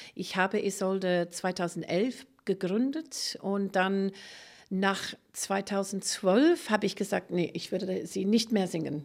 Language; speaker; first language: German; non-native, fluent; English